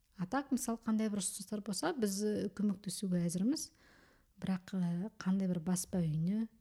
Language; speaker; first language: Kazakh; early bilingual, heritage; Kazakh